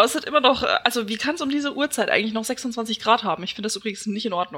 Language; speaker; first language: German; native; German